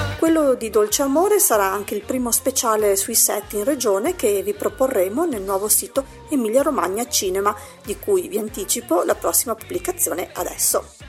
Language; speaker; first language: Italian; native; Italian